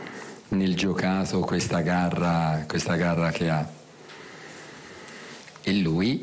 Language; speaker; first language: Italian; native; Italian